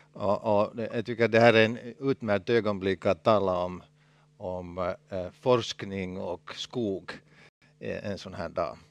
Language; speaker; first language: Swedish; non-native, local second language; Finnish